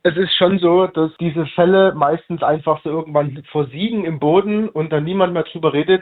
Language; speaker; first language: German; native; German